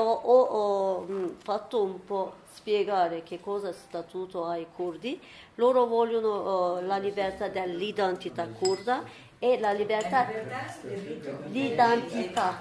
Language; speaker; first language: Italian; non-native, learner; Turkish